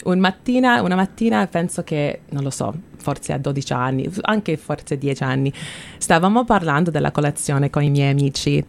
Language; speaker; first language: Italian; early bilingual, heritage; Italian